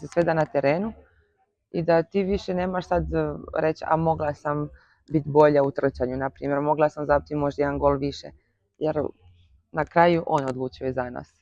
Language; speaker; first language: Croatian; early bilingual, heritage; Croatian